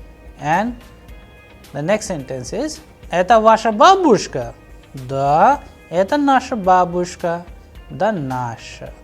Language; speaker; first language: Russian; non-native, fluent; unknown